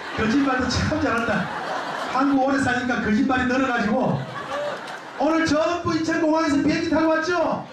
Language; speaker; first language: Korean; native; Korean